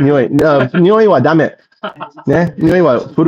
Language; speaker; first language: Japanese; non-native, learner; English